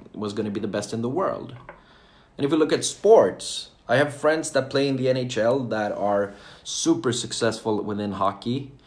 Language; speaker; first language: English; non-native, fluent; Swedish